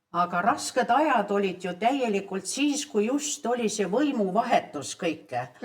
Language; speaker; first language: Estonian; early bilingual, heritage; Estonian